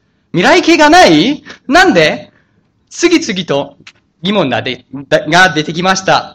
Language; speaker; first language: Japanese; non-native, fluent; English